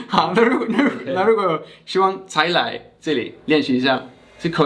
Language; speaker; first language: Chinese; non-native, fluent; Swedish